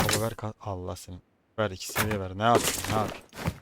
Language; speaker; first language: Turkish; native; Turkish